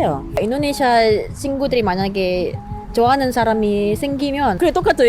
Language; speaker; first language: Korean; non-native, learner; Indonesian